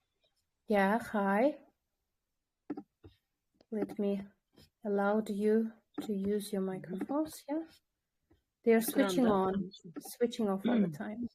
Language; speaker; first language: English; non-native, fluent; Kyrgyz